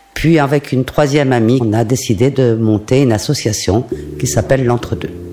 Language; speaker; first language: French; native; French